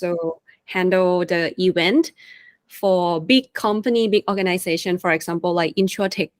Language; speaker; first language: English; non-native, fluent; Thai